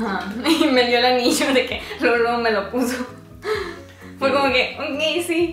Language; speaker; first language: Spanish; native; Spanish